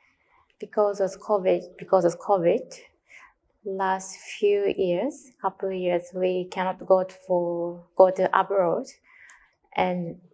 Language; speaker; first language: English; non-native, learner; Japanese